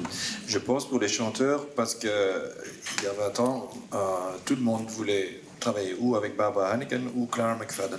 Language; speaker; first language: French; non-native, fluent; Dutch